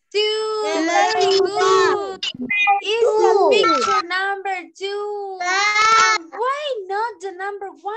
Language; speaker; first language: English; non-native, learner; Spanish